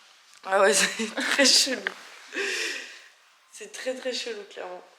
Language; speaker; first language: French; native; French